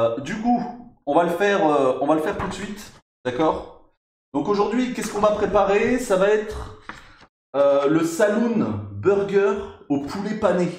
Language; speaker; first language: French; native; French